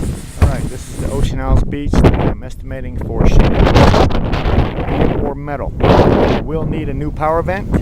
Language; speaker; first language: English; native; English